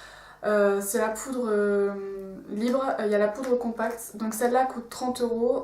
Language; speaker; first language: French; native; French